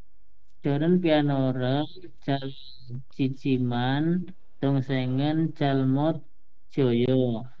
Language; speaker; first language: Korean; non-native, learner; Indonesian